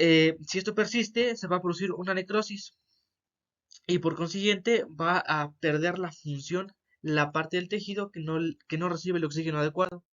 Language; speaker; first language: Spanish; native; Spanish